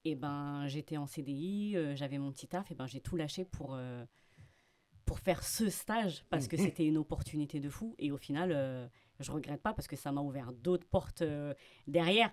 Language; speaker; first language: French; early bilingual, other home language; Fula